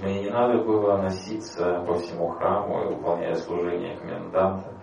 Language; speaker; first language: Russian; native; Russian